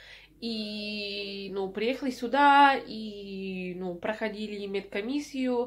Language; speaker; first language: Russian; non-native, fluent; English